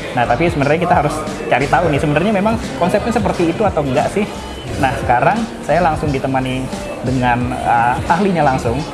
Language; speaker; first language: Indonesian; native; Indonesian